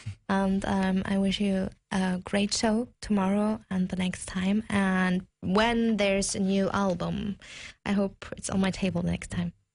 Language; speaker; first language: English; non-native, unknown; German